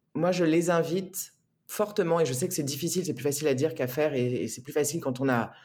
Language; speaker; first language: French; native; French